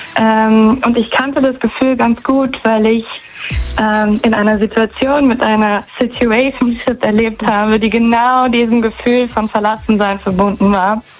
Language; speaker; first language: German; non-native, fluent; Portuguese